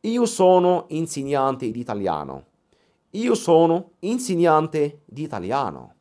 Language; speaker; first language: Italian; non-native, fluent; Arabic